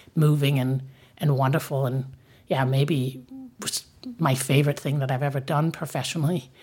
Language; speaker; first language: English; non-native, fluent; Danish